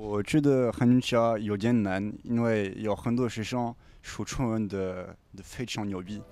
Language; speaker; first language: Chinese; non-native, learner; French